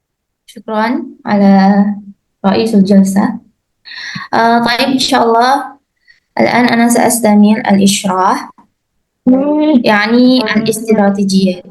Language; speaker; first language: Arabic; non-native, learner; Indonesian